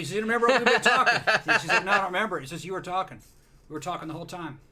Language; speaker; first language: English; native; English